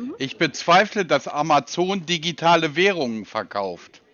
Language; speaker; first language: German; native; German